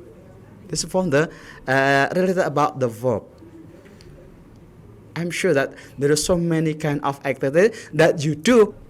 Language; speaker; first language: English; non-native, learner; Indonesian